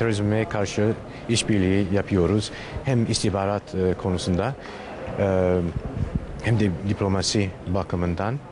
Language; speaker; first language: Turkish; non-native, fluent; English